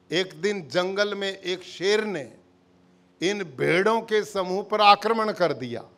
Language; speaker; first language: Hindi; native; Hindi